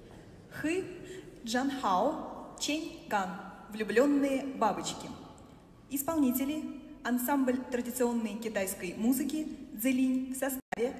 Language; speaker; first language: Russian; native; Russian